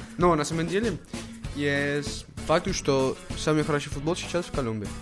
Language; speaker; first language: Russian; non-native, learner; Spanish